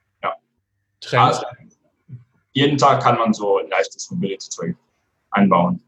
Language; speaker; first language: German; non-native, fluent; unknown